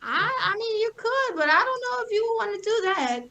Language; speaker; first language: English; native; English